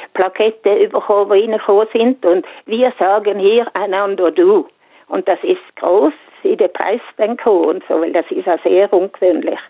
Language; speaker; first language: German; non-native, fluent; Swedish